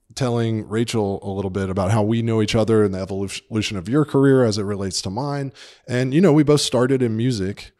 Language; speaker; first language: English; native; English